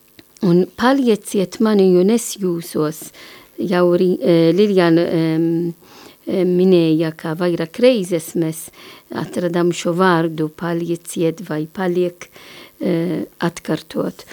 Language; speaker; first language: Latvian; non-native, learner; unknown